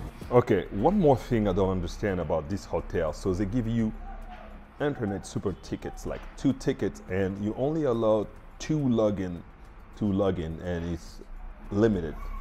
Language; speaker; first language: English; non-native, fluent; French